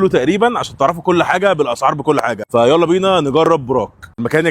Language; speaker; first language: Arabic; native; Arabic